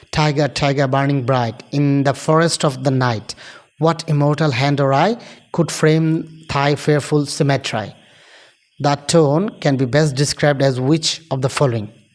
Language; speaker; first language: English; non-native, local second language; Bangla